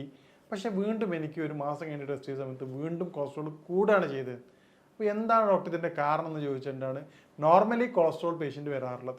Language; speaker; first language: Malayalam; native; Malayalam